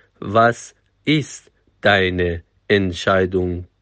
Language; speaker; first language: German; non-native, fluent; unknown